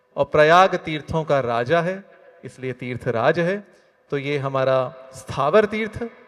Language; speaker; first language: Hindi; native; Hindi